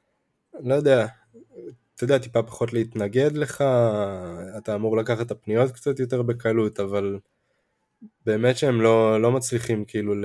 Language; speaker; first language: Hebrew; native; Hebrew